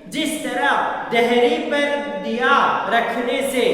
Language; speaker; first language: Hindi; non-native, local second language; Kannada